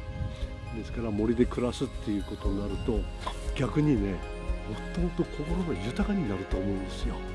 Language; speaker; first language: Japanese; native; Japanese